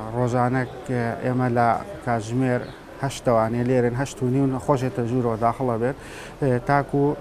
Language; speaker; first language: Central Kurdish; native; Central Kurdish